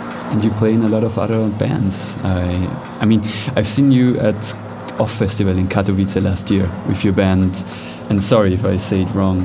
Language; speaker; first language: English; non-native, fluent; German